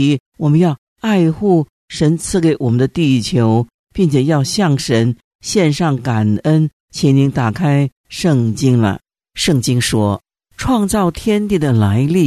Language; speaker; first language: Chinese; native; Chinese